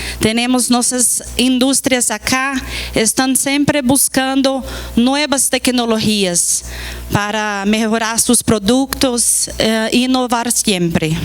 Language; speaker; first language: Spanish; non-native, fluent; Portuguese